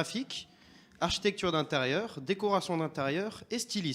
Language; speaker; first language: French; native; French